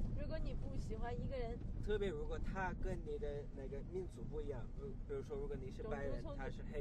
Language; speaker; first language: Chinese; non-native, learner; English